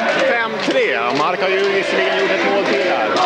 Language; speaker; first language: Swedish; native; Swedish